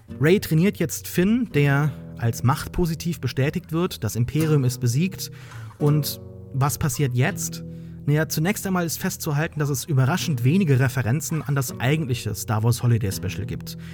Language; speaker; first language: German; native; German